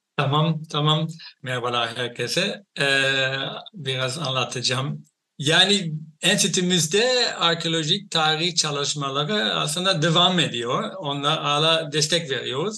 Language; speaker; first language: Turkish; non-native, fluent; Dutch